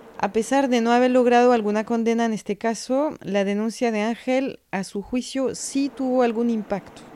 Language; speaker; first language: Spanish; non-native, fluent; French